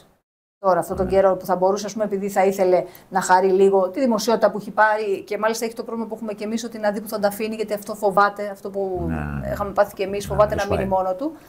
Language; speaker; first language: Greek; native; Greek